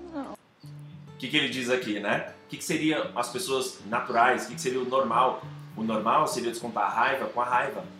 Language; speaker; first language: Portuguese; native; Portuguese